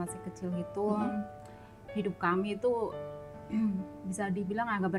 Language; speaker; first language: Indonesian; non-native, local second language; Javanese